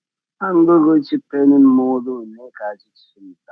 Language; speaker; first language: Korean; non-native, learner; Nepali